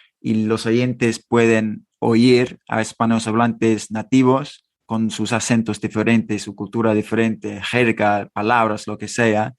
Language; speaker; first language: Spanish; non-native, fluent; English